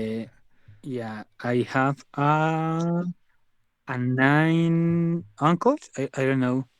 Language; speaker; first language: English; non-native, learner; Spanish